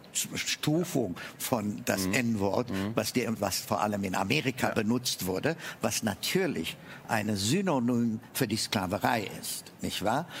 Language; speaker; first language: German; non-native, fluent; Amharic